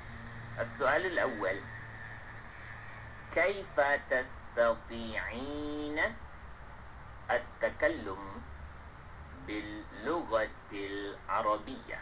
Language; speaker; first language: Arabic; non-native, fluent; Malay